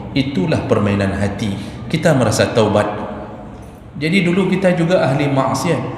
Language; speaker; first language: Malay; non-native, local second language; Achinese